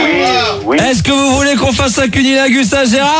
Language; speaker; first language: French; native; French